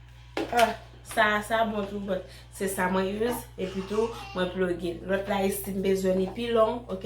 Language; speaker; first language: French; non-native, learner; Haitian Creole